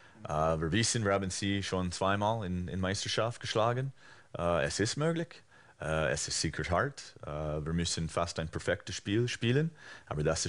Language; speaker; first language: German; non-native, fluent; English